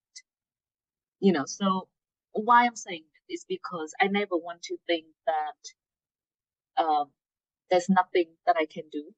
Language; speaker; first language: English; non-native, fluent; Vietnamese